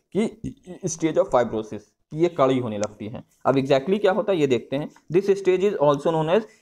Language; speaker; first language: Hindi; native; Hindi